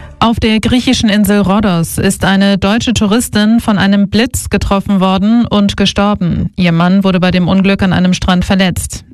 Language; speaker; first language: German; native; German